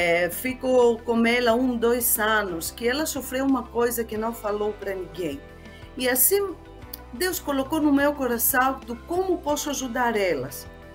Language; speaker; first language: Portuguese; non-native, fluent; Greek